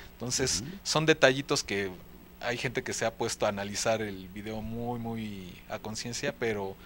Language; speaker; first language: Spanish; native; Spanish